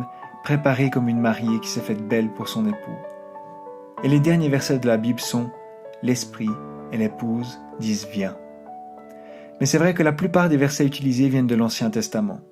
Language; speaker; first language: French; native; French